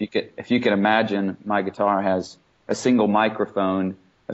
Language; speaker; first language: English; native; English